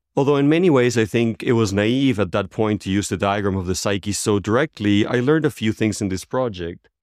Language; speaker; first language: English; non-native, fluent; Spanish